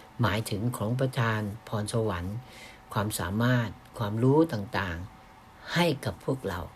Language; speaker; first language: Thai; native; Thai